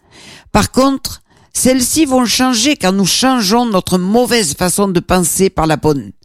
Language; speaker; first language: French; native; French